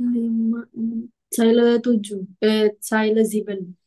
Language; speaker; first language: German; non-native, learner; Indonesian